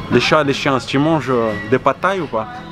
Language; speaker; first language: French; native; French